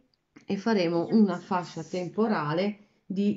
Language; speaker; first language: Italian; native; Italian